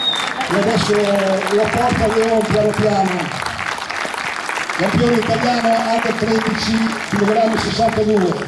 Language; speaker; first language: Italian; native; Italian